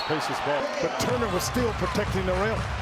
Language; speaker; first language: English; native; English